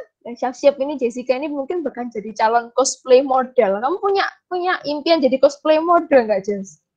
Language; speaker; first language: Indonesian; native; Indonesian